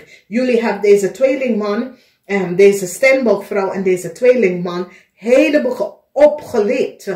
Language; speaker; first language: Dutch; non-native, fluent; English